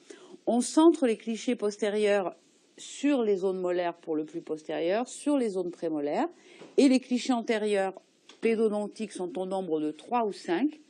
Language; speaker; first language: French; native; French